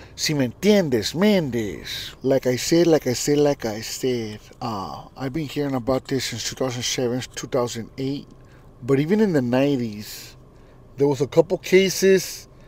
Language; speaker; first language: English; early bilingual, other home language; Spanish